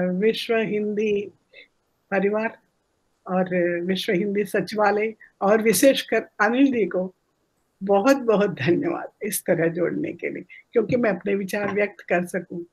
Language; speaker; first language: Hindi; non-native, local second language; Telugu